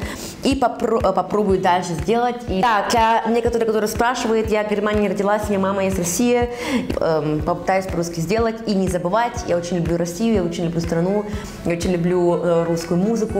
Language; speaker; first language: Russian; early bilingual, heritage; Russian